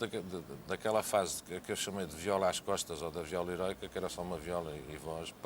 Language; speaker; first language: Portuguese; native; Portuguese